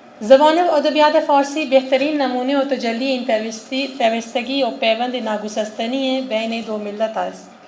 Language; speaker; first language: Persian; non-native, fluent; Urdu